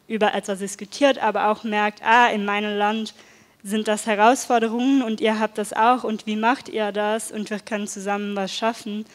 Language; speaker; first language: German; non-native, fluent; Dutch